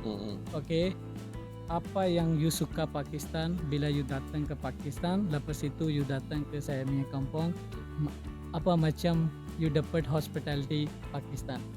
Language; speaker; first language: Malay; non-native, learner; Urdu